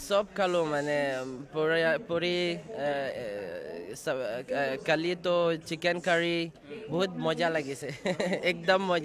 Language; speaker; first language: Hindi; non-native, learner; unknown